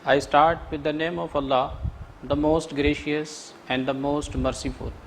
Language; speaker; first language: English; non-native, local second language; Urdu